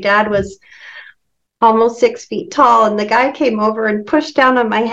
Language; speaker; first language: English; native; English